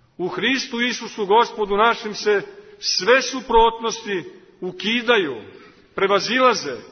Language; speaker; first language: Serbian; native; Serbian